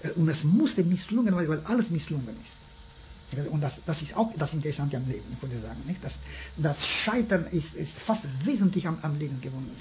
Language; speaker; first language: German; non-native, fluent; Romanian